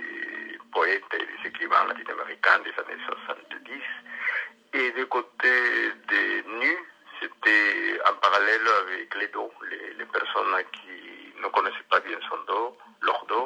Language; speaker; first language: French; non-native, fluent; Spanish